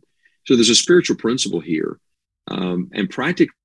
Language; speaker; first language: English; native; English